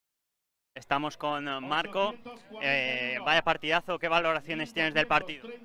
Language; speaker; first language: Spanish; native; Spanish